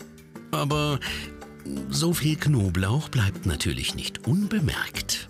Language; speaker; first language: German; native; German